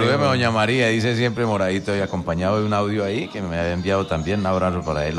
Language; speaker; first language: Spanish; native; Spanish